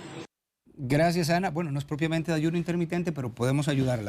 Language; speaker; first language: Spanish; native; Spanish